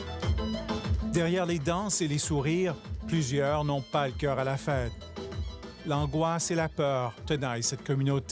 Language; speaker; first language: French; native; French